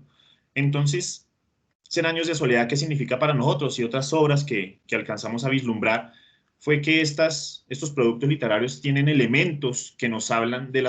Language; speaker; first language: Spanish; native; Spanish